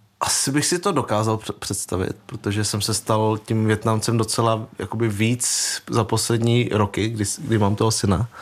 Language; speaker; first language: Czech; early bilingual, other home language; Vietnamese